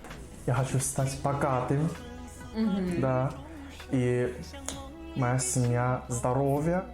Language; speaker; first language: Russian; non-native, learner; Chinese